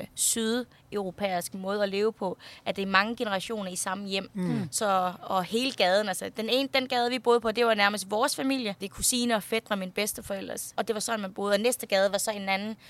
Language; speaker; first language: Danish; early bilingual, other home language; Thai